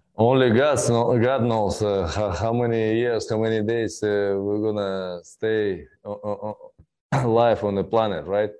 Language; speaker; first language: English; non-native, learner; Russian